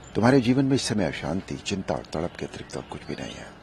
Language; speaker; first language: Hindi; native; Hindi